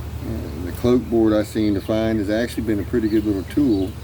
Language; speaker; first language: English; native; English